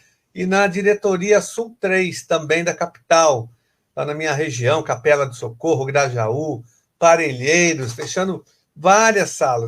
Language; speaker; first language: Portuguese; native; Portuguese